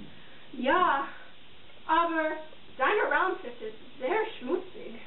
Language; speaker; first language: German; non-native, learner; English